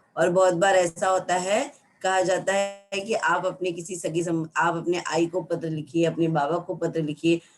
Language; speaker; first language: Hindi; non-native, local second language; Marathi